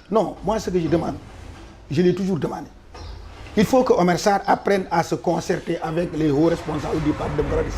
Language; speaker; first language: French; non-native, local second language; Wolof